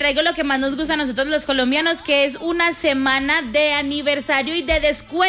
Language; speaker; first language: Spanish; native; Spanish